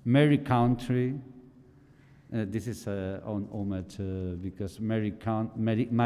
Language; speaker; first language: English; non-native, fluent; Spanish